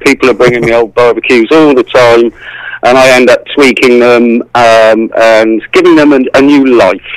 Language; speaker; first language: English; native; English